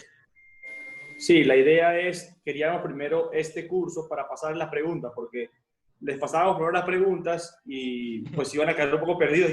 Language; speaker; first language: Spanish; native; Spanish